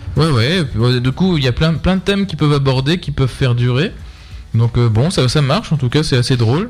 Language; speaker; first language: French; native; French